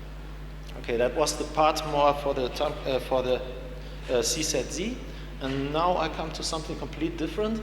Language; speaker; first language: English; non-native, fluent; German